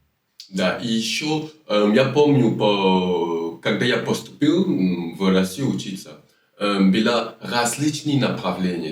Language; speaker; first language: Russian; non-native, learner; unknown